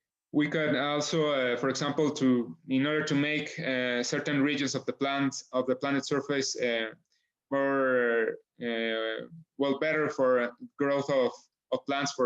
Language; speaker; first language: English; non-native, fluent; Spanish